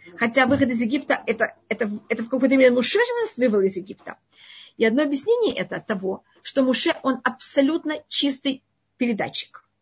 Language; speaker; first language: Russian; early bilingual, heritage; Russian